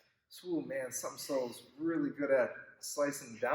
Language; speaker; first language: English; native; English